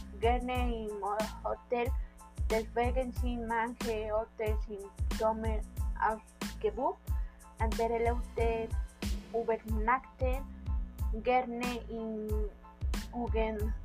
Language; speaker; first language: German; non-native, learner; Spanish